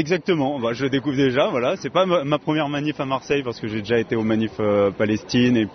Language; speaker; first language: French; native; French